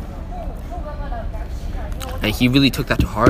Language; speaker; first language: English; early bilingual, other home language; Chinese